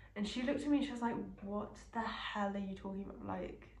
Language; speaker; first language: English; native; English